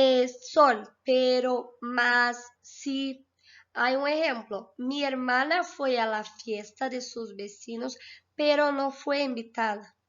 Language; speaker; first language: Spanish; non-native, fluent; Portuguese